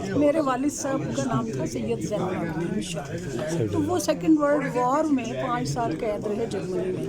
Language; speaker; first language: Urdu; non-native, local second language; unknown